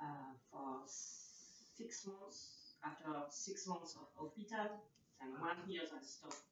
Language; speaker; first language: English; non-native, learner; French